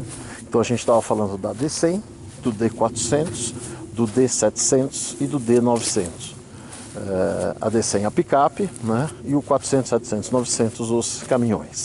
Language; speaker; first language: Portuguese; native; Portuguese